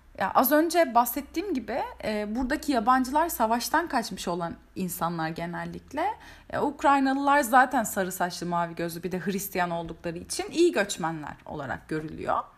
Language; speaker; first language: Turkish; native; Turkish